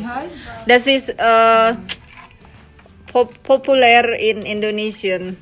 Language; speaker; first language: English; non-native, learner; Indonesian